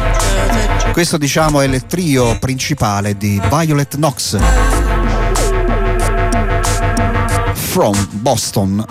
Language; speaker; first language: Italian; native; Italian